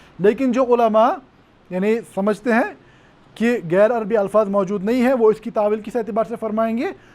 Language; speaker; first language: Urdu; non-native, local second language; Kashmiri